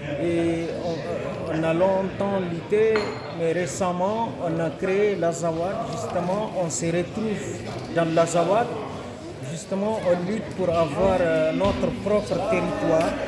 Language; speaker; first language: French; non-native, local second language; Tamasheq